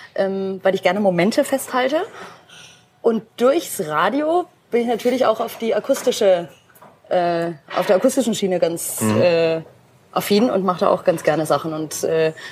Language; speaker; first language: German; native; German